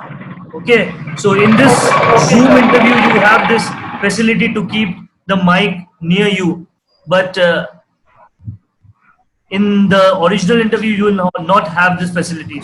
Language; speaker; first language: English; non-native, local second language; Hindi